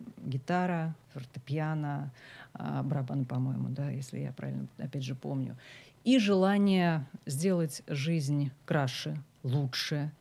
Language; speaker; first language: Russian; native; Russian